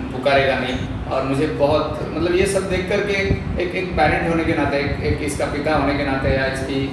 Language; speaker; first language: Hindi; non-native, local second language; Marathi